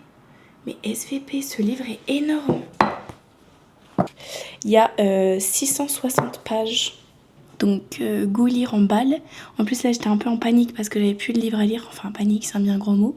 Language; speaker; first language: French; native; French